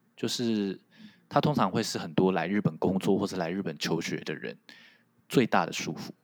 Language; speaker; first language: Chinese; non-native, local second language; Min Nan Chinese